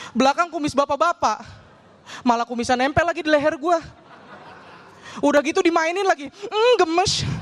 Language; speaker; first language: Indonesian; native; Indonesian